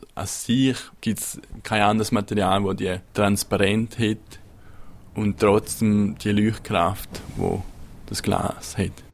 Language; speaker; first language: German; non-native, local second language; Italian